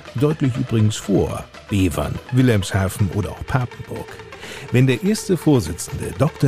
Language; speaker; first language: German; native; German